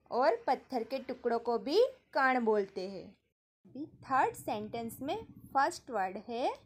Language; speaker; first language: Hindi; non-native, local second language; Gujarati